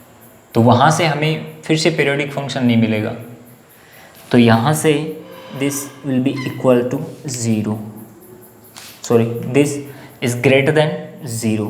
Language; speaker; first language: Hindi; native; Hindi